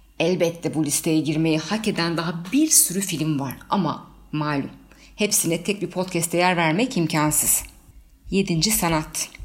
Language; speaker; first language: Turkish; native; Turkish